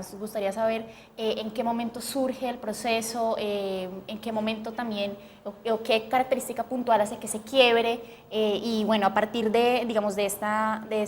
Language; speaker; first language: Spanish; native; Spanish